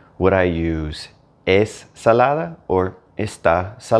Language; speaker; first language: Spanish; non-native, fluent; English